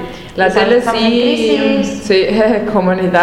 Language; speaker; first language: Spanish; non-native, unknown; Italian